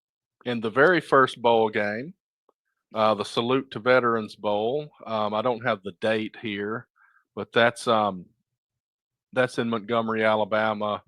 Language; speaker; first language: English; native; English